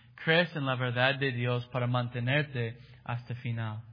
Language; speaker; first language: Spanish; non-native, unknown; English